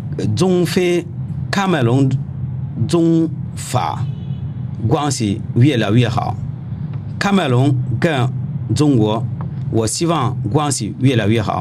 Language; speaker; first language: Chinese; non-native, learner; French